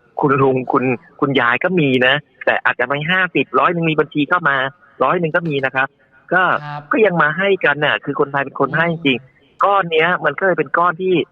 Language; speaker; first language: Thai; native; Thai